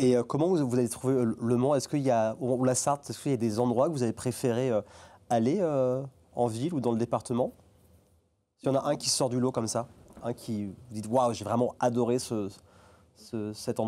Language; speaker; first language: French; native; French